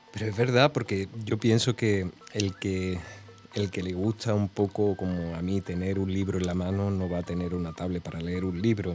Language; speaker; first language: Spanish; native; Spanish